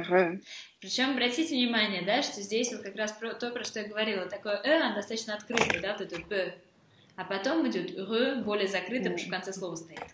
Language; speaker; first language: Russian; native; Russian